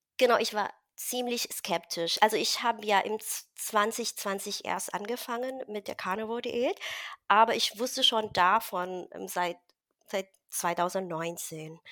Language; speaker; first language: German; non-native, fluent; Filipino